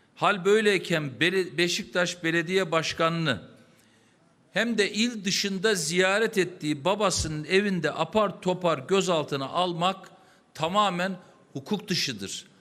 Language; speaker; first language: Turkish; native; Turkish